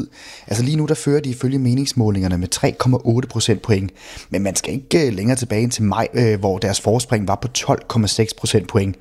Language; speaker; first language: Danish; native; Danish